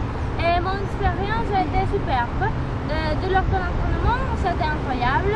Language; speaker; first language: French; non-native, learner; Spanish